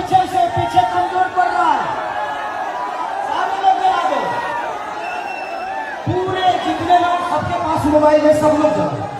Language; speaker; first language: Hindi; non-native, local second language; Bhojpuri